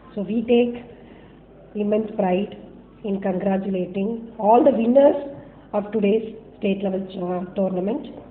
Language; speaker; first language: English; non-native, local second language; Tamil